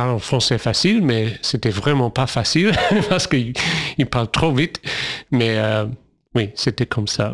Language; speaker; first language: French; non-native, fluent; English